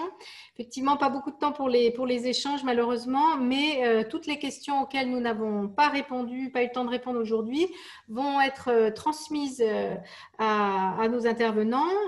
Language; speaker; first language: French; native; French